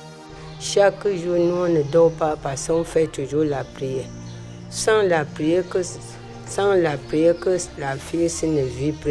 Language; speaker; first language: French; non-native, local second language; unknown